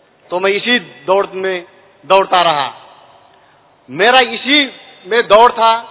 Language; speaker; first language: Hindi; non-native, fluent; Nepali